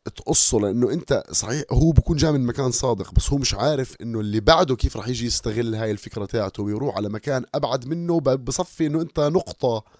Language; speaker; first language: Arabic; native; Arabic